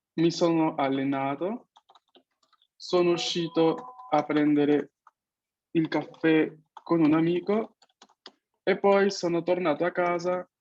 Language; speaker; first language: Italian; non-native, fluent; Spanish